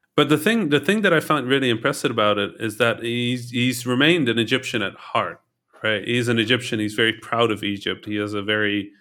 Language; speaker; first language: English; early bilingual, heritage; Dutch